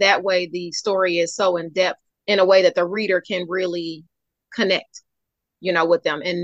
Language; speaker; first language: English; native; English